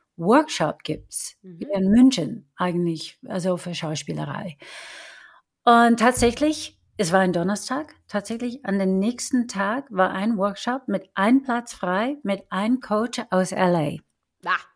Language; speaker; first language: German; non-native, fluent; English